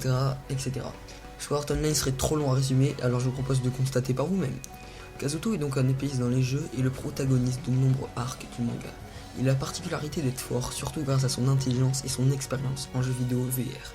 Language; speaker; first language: French; native; French